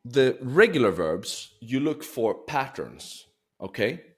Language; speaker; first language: English; non-native, fluent; Swedish